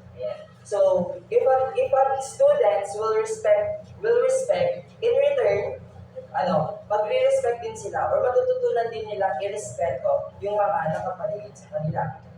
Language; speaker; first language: Filipino; non-native, local second language; Iloko